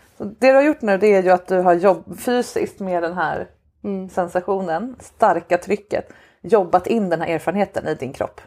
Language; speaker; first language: Swedish; native; Swedish